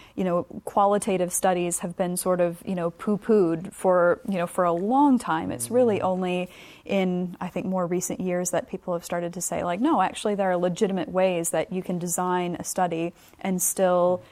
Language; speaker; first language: English; native; English